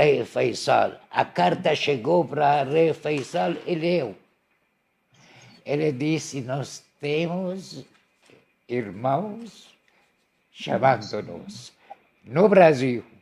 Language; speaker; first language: Portuguese; non-native, learner; Arabic